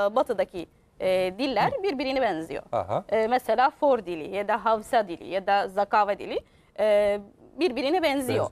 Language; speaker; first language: Turkish; non-native, fluent; Arabic